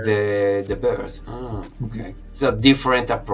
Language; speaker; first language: English; non-native, fluent; Italian